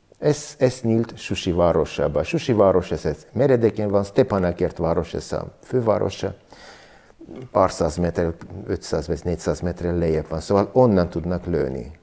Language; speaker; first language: Hungarian; non-native, learner; Armenian